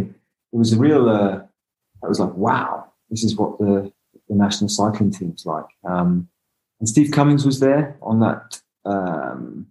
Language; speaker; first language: English; native; English